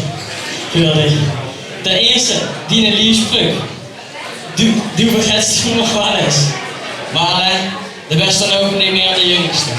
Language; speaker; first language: Dutch; native; Dutch